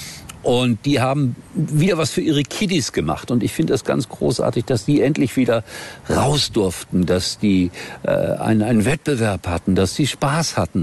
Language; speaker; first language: German; native; German